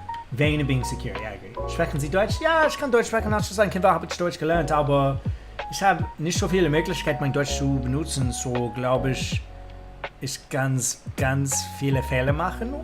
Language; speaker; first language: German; non-native, learner; English